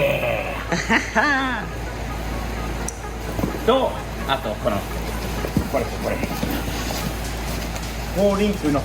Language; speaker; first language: Japanese; non-native, fluent; English